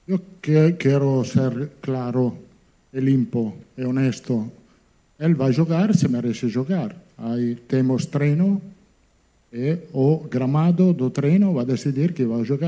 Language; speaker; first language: Portuguese; non-native, learner; Italian